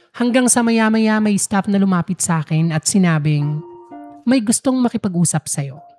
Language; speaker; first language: Filipino; non-native, local second language; Waray